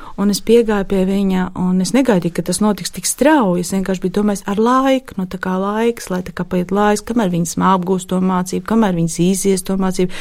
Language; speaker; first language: Latvian; native; Latvian